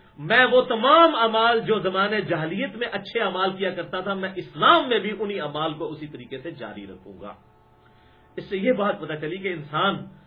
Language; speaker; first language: Urdu; non-native, local second language; Punjabi